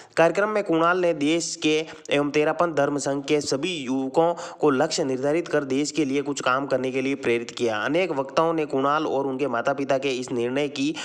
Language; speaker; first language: Hindi; native; Hindi